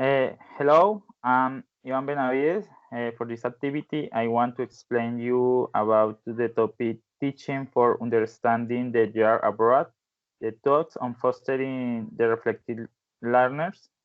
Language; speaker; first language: English; non-native, learner; Spanish